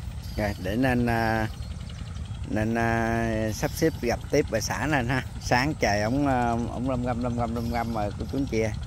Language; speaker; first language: Vietnamese; native; Vietnamese